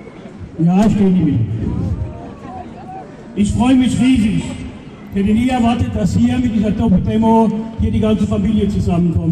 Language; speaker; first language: German; native; German